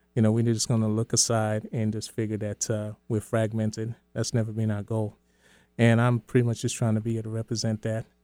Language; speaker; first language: English; early bilingual, other home language; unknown